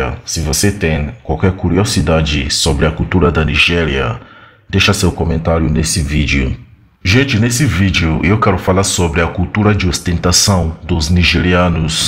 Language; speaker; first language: Portuguese; non-native, fluent; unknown